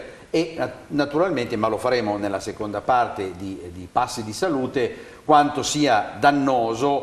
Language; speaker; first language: Italian; native; Italian